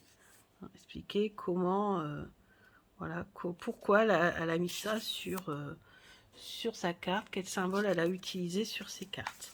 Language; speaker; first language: French; native; French